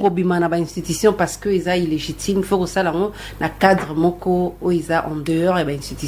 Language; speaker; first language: French; non-native, local second language; Lingala